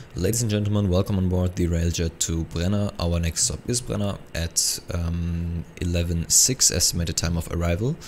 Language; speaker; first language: English; non-native, fluent; German